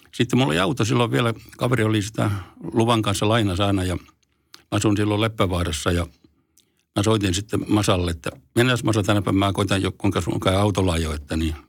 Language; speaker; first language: Finnish; native; Finnish